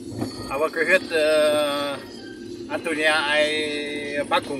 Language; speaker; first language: German; non-native, learner; Vietnamese